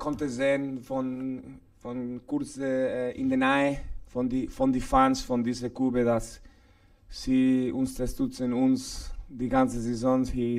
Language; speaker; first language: German; non-native, learner; Spanish